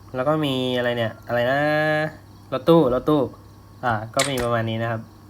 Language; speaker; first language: Thai; native; Thai